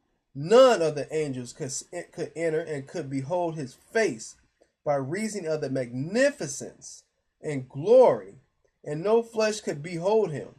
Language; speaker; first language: English; native; English